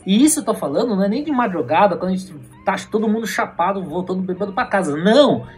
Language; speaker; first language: Portuguese; native; Portuguese